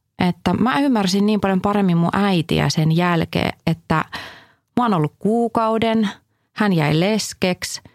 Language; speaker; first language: Finnish; native; Finnish